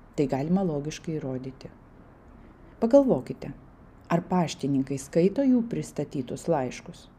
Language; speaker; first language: Lithuanian; non-native, local second language; Russian